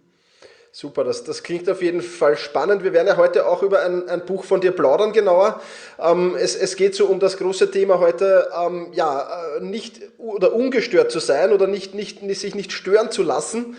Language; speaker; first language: German; native; German